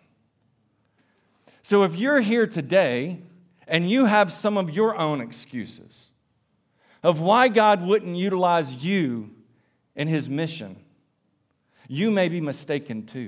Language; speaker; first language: English; native; English